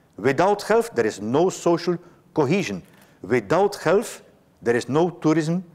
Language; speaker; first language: English; non-native, fluent; Dutch